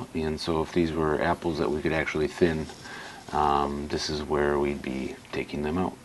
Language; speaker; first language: English; native; English